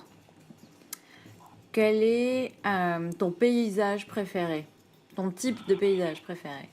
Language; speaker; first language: French; native; French